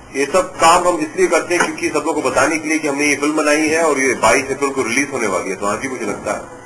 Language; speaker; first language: Hindi; native; Hindi